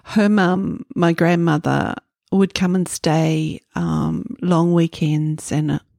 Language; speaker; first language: English; native; English